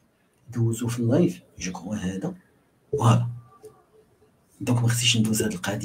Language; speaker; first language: Arabic; native; Arabic